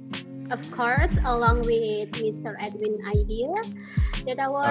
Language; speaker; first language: English; non-native, learner; Indonesian